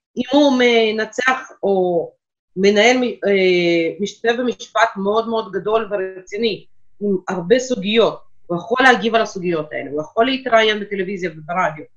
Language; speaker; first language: Hebrew; non-native, fluent; Russian